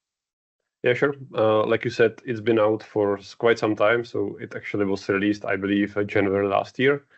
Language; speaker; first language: English; non-native, fluent; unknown